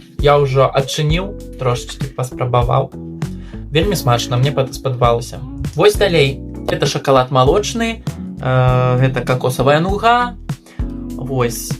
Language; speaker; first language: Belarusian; non-native, local second language; Russian